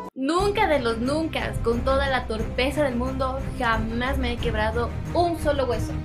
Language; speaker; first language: Spanish; native; Spanish